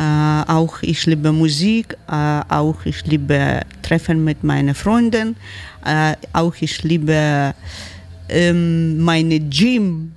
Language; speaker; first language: German; non-native, learner; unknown